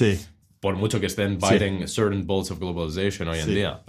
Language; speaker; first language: Spanish; native; Spanish